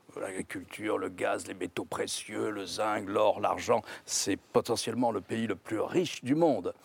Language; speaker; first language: French; native; French